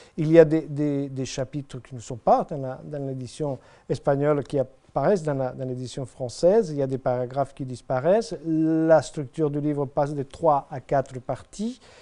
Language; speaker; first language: French; non-native, fluent; Spanish